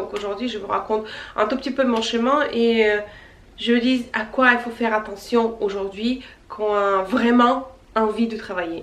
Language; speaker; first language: French; non-native, fluent; Russian